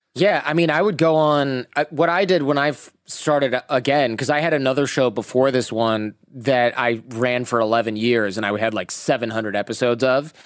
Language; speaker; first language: English; native; English